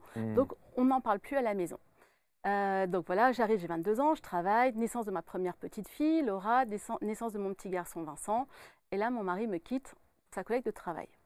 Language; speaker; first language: French; native; French